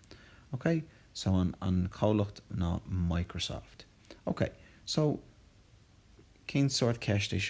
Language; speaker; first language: Irish; non-native, local second language; English